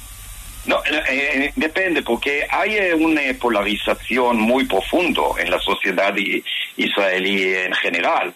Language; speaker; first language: Spanish; non-native, fluent; Hebrew